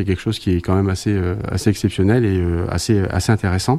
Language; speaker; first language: French; native; French